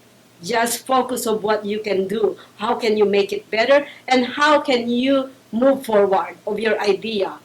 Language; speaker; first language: English; non-native, local second language; Filipino